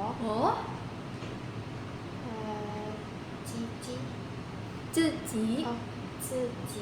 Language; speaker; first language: Chinese; non-native, learner; Indonesian